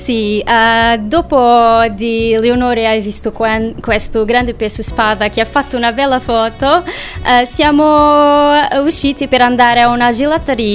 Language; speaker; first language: Italian; non-native, learner; Portuguese